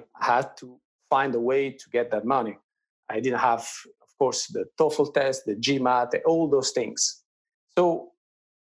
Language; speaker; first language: English; non-native, fluent; Italian